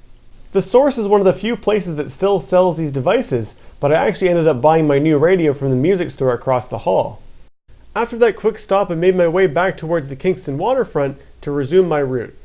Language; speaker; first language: English; native; English